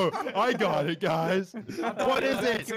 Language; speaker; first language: English; native; English